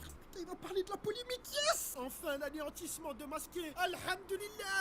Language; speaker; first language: French; native; French